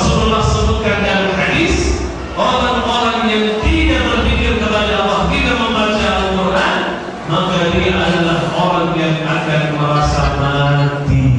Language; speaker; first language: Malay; non-native, fluent; Arabic